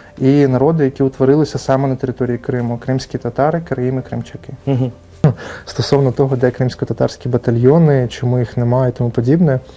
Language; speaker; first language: Ukrainian; non-native, local second language; Crimean Tatar